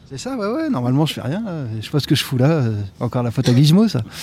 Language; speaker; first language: French; native; French